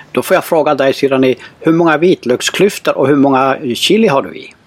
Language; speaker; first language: Swedish; native; Swedish